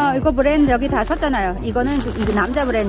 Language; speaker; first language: Korean; non-native, learner; Vietnamese